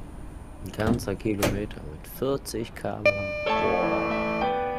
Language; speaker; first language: German; native; German